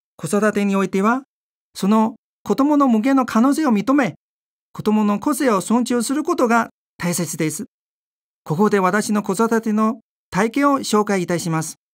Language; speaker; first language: Japanese; non-native, fluent; Chinese